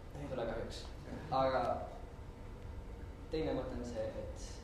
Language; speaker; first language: Estonian; non-native, fluent; English